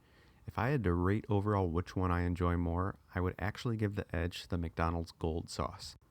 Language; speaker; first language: English; native; English